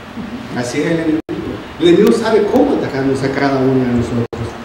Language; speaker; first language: Spanish; native; Spanish